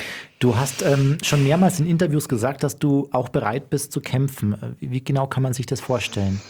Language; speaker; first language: German; native; German